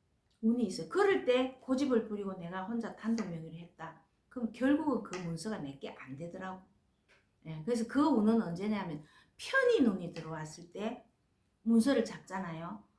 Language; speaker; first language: Korean; native; Korean